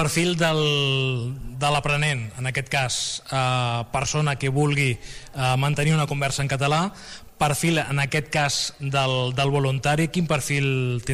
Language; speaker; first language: Catalan; native; Catalan